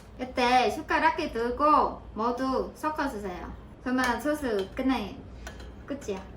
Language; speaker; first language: Korean; non-native, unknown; Vietnamese